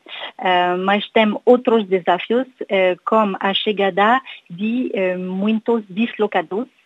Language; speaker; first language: Portuguese; non-native, learner; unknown